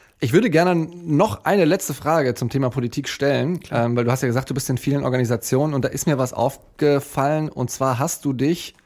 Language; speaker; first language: German; native; German